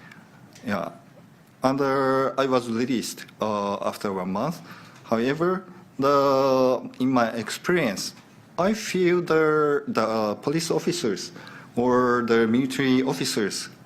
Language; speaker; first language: English; non-native, learner; Japanese